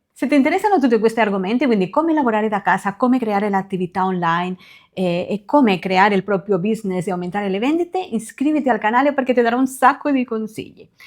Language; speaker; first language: Italian; non-native, fluent; Spanish